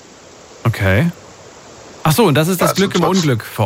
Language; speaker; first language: German; native; German